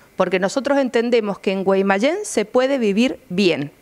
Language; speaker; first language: Spanish; native; Spanish